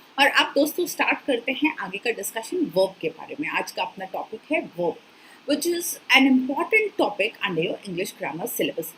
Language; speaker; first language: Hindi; native; Hindi